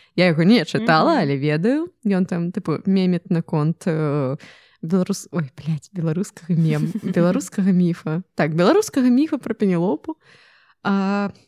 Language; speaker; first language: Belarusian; non-native, local second language; Russian